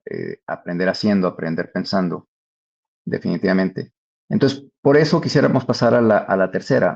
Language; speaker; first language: Spanish; native; Spanish